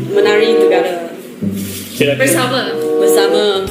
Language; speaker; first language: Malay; non-native, local second language; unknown